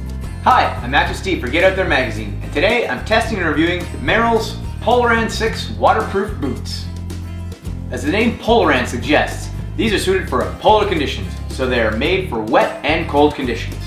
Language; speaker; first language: English; native; English